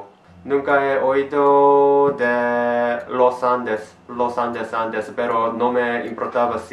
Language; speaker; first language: Spanish; non-native, learner; Korean